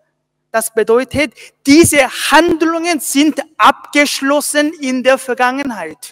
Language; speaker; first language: German; non-native, fluent; Korean